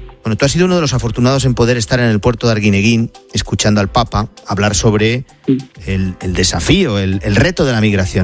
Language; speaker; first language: Spanish; native; Spanish